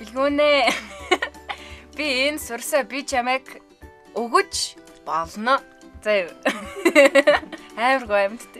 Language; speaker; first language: Mongolian; non-native, learner; Russian